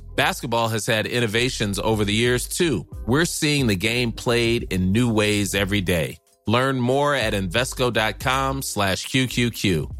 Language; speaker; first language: English; native; English